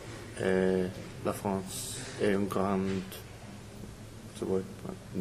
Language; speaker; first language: French; non-native, learner; English